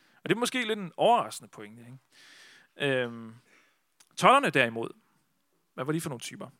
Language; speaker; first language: Danish; native; Danish